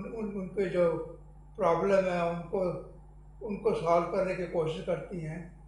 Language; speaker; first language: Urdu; non-native, fluent; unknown